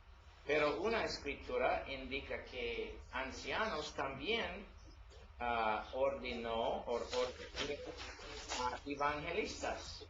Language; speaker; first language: Spanish; non-native, learner; English